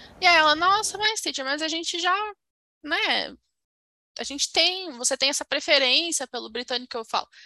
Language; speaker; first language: Portuguese; native; Portuguese